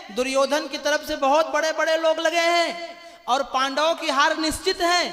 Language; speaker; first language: Hindi; non-native, local second language; Marathi